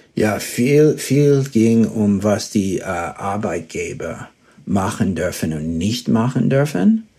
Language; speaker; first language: German; early bilingual, heritage; German